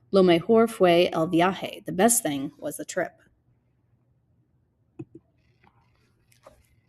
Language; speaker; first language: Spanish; non-native, fluent; English